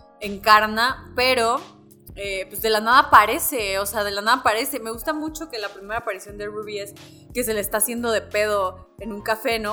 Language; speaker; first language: Spanish; native; Spanish